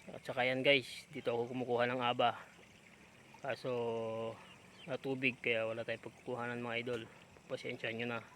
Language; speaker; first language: Filipino; non-native, local second language; Iloko